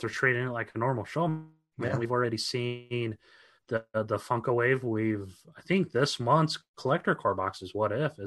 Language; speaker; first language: English; native; English